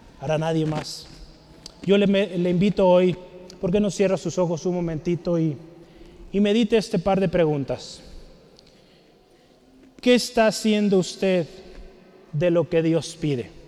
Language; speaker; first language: Spanish; native; Spanish